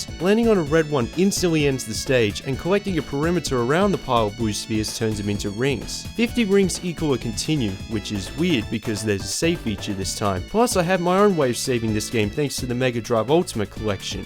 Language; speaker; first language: English; native; English